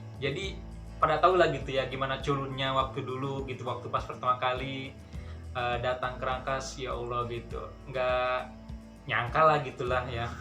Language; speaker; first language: Indonesian; non-native, local second language; Sundanese